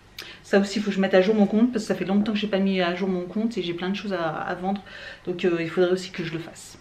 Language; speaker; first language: French; native; French